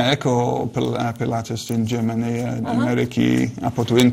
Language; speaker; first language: Greek; non-native, learner; English